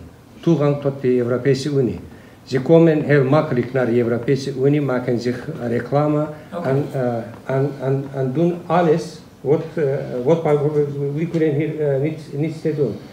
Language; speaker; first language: Dutch; non-native, learner; Azerbaijani